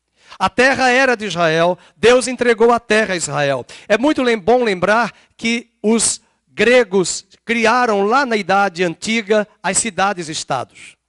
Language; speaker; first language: Portuguese; native; Portuguese